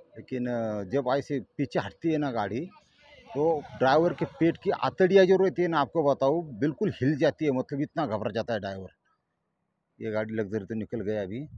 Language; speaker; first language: Hindi; non-native, local second language; Marathi